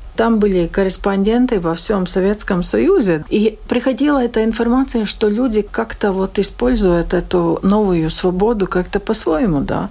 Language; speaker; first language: Russian; non-native, local second language; Latvian